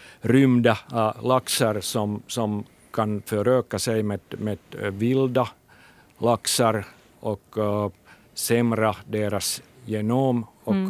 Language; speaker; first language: Swedish; non-native, local second language; Finnish